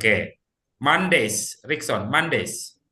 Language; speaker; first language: English; non-native, fluent; Indonesian